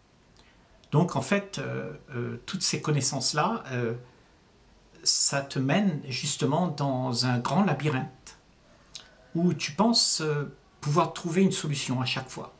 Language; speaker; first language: French; native; French